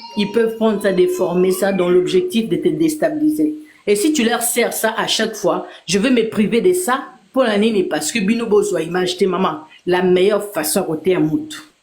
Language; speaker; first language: French; non-native, local second language; Lingala